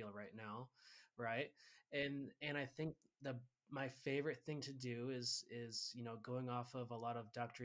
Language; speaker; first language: English; native; English